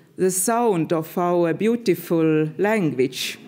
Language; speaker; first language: English; non-native, fluent; Estonian